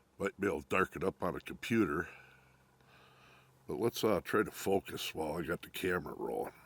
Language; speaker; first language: English; native; English